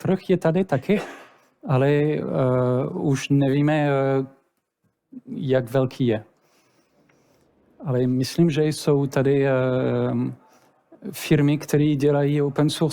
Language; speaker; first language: Czech; non-native, learner; French